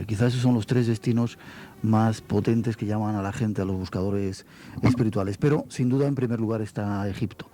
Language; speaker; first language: Spanish; native; Spanish